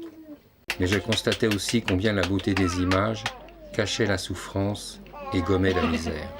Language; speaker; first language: French; native; French